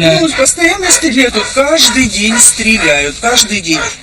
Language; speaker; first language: Russian; native; Russian